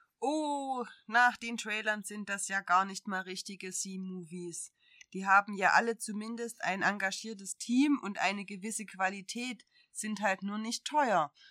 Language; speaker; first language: German; native; German